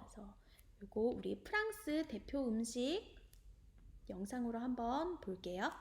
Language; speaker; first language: Korean; native; Korean